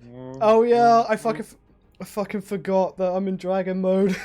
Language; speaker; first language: English; native; English